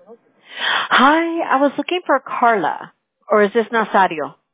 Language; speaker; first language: English; early bilingual, other home language; Spanish